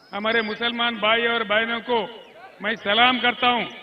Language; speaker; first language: Hindi; non-native, local second language; Telugu